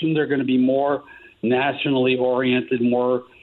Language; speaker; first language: English; native; English